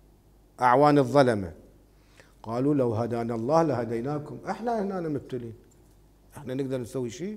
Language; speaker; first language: Arabic; native; Arabic